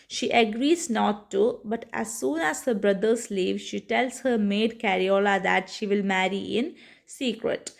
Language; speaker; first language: English; non-native, local second language; Malayalam